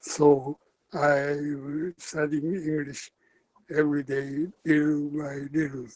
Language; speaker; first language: English; non-native, learner; Japanese